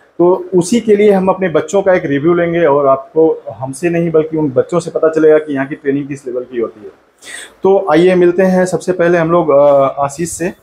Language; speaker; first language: Hindi; native; Hindi